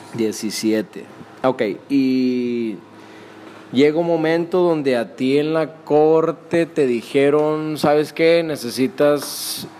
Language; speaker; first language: Spanish; native; Spanish